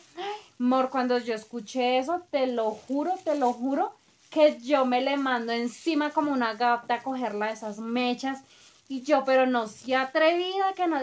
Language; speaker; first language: Spanish; native; Spanish